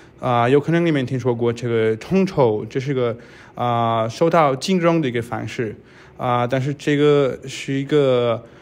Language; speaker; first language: Chinese; non-native, fluent; Spanish